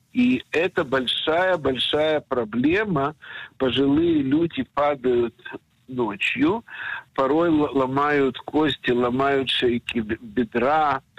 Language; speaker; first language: Russian; native; Russian